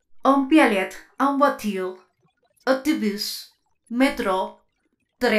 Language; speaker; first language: French; non-native, fluent; Spanish